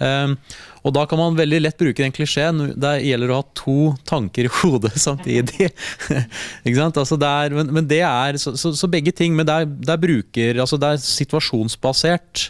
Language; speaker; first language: Norwegian; native; Norwegian